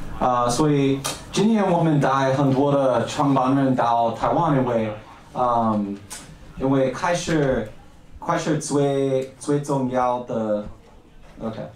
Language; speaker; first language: Chinese; non-native, learner; English